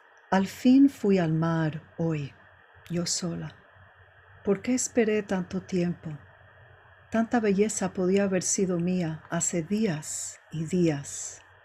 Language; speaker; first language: Spanish; early bilingual, heritage; Spanish